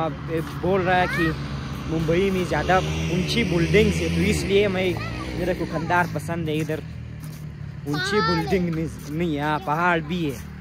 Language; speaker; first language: Hindi; non-native, learner; Pashto